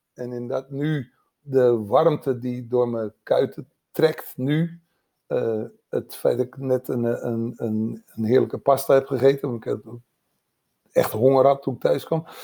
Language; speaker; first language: Dutch; native; Dutch